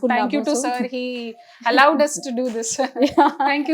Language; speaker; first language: Telugu; non-native, fluent; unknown